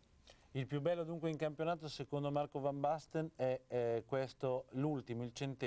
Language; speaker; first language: Italian; native; Italian